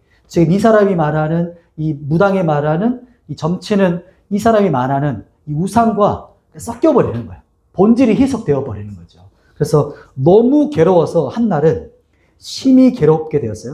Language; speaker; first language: Korean; native; Korean